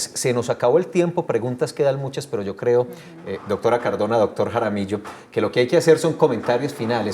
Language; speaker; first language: Spanish; native; Spanish